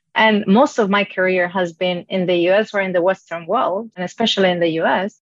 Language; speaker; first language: English; non-native, fluent; Spanish